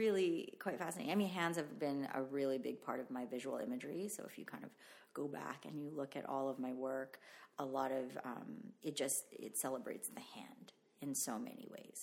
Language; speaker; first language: English; non-native, fluent; Filipino